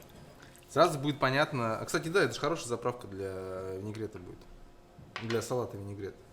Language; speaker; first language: Russian; native; Russian